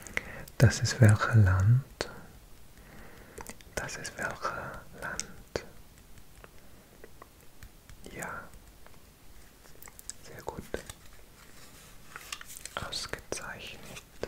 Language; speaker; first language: German; non-native, learner; Welsh